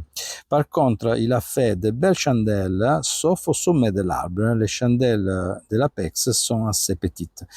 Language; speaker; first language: French; non-native, fluent; Italian